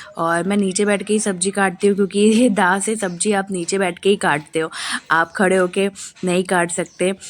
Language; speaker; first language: Hindi; non-native, local second language; Bangla